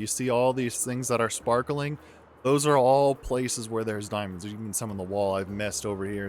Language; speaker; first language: English; native; English